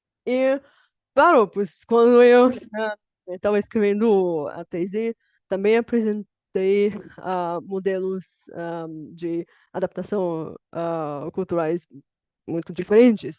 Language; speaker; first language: Portuguese; non-native, fluent; Bulgarian